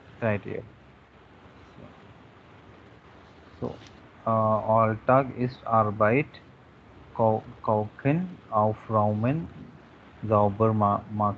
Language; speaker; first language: German; non-native, learner; Hindi